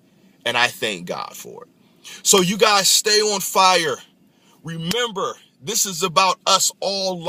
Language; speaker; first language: English; native; English